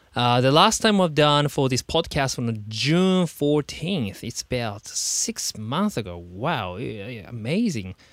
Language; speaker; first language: English; non-native, learner; Japanese